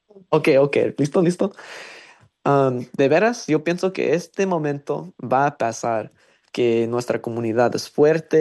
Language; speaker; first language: Spanish; non-native, learner; English